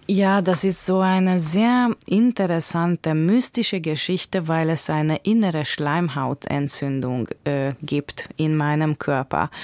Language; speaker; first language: German; non-native, fluent; Hungarian